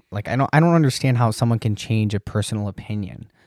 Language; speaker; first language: English; native; English